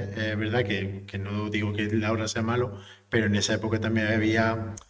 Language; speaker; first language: Spanish; native; Spanish